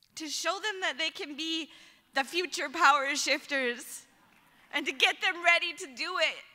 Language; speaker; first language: English; native; English